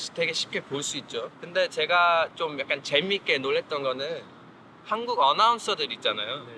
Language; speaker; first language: Korean; non-native, fluent; English